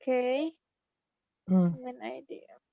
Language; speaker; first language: English; non-native, learner; Indonesian